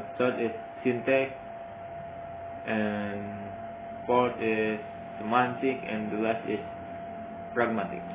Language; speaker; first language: English; non-native, learner; Indonesian